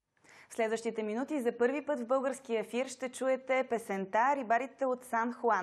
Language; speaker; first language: Bulgarian; native; Bulgarian